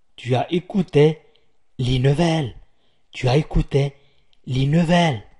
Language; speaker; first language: French; non-native, local second language; Arabic